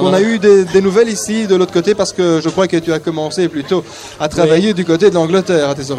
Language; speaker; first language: French; native; French